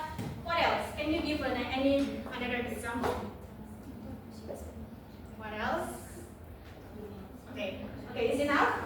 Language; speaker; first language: English; non-native, learner; Indonesian